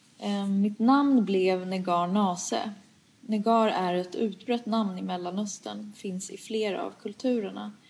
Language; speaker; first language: Swedish; early bilingual, other home language; Persian